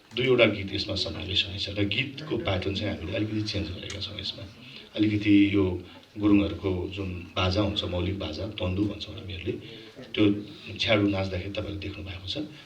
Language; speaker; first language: Nepali; non-native, local second language; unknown